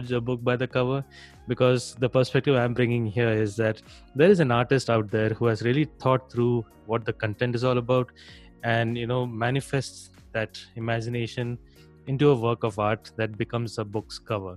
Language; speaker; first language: English; non-native, local second language; Hindi